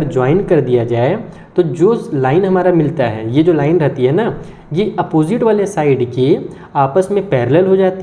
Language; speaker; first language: Hindi; native; Hindi